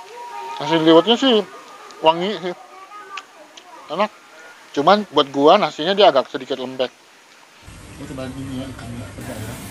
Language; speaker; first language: Indonesian; native; Indonesian